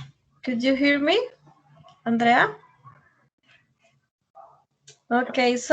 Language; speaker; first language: English; non-native, learner; Spanish